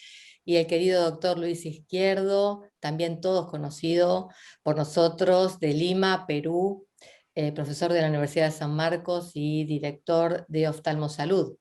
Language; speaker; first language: Spanish; native; Spanish